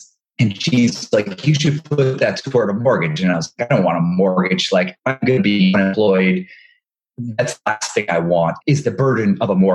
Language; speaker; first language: English; native; English